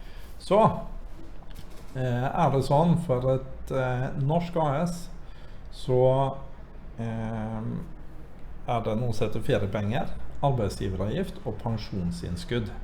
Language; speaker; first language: Norwegian; native; Norwegian